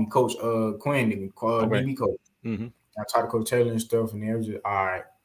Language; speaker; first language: English; native; English